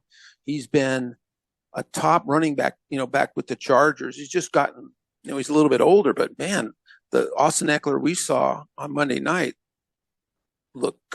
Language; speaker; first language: English; native; English